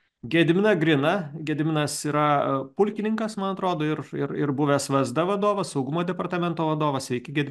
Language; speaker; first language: Lithuanian; native; Lithuanian